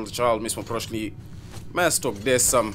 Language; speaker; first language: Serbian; early bilingual, heritage; English